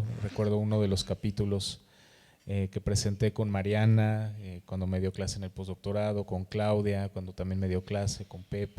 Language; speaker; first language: Spanish; native; Spanish